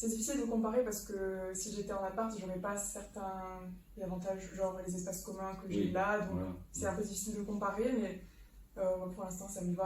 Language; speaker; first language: French; native; French